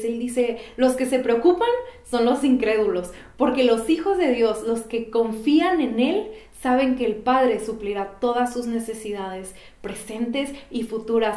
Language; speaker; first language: Spanish; native; Spanish